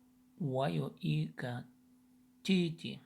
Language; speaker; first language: Chinese; non-native, learner; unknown